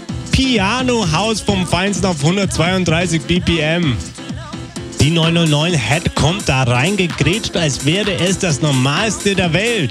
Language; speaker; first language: German; native; German